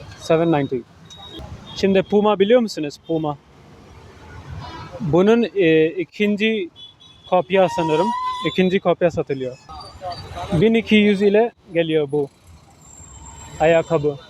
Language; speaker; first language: Turkish; non-native, fluent; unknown